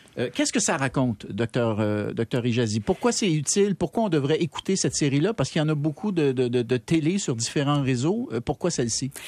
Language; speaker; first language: French; native; French